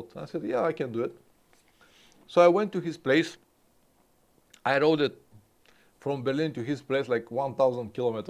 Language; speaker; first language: English; non-native, fluent; Bulgarian